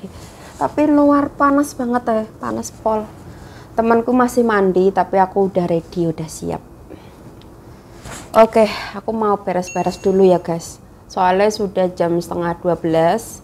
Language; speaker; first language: Indonesian; non-native, local second language; Javanese